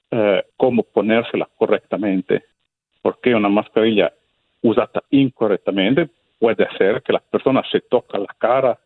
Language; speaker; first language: Spanish; non-native, fluent; Italian